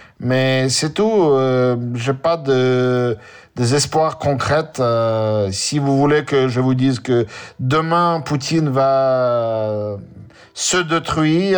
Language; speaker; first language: French; non-native, learner; Russian